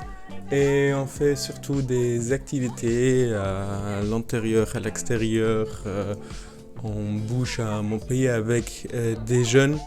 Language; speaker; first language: French; non-native, fluent; German